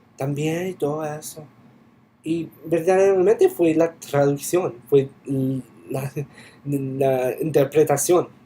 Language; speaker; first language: Spanish; non-native, fluent; English